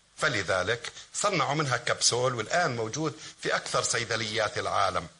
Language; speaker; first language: Arabic; native; Arabic